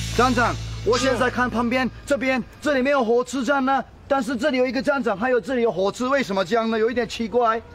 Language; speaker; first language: Chinese; non-native, fluent; Turkish